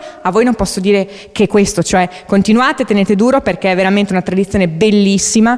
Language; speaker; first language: Italian; native; Italian